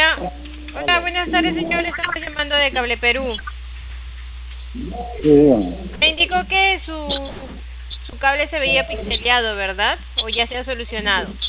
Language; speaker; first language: Spanish; native; Spanish